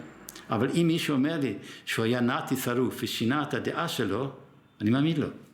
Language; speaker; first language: Hebrew; early bilingual, other home language; German